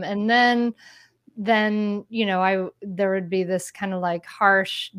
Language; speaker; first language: English; native; English